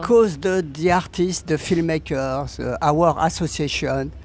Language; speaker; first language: English; non-native, learner; French